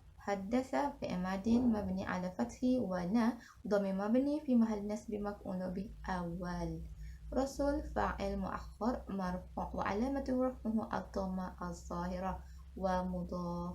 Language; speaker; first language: Arabic; non-native, learner; Malay